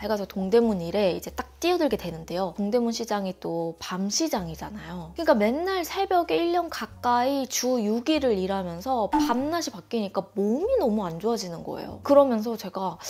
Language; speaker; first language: Korean; native; Korean